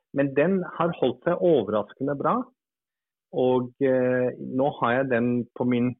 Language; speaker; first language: Norwegian; early bilingual, other home language; English